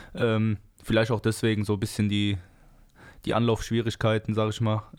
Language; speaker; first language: German; native; German